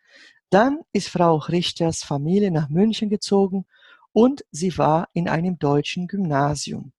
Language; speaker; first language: German; non-native, fluent; Portuguese